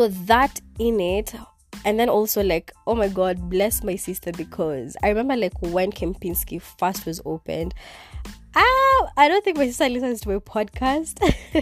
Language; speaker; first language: English; non-native, local second language; Kikuyu